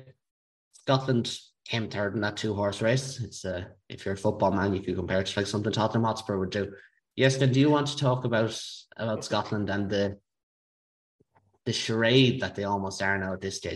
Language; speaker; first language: English; native; English